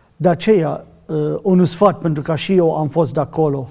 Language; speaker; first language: Romanian; non-native, learner; Arabic